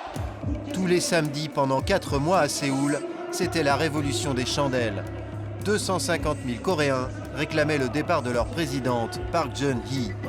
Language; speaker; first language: French; native; French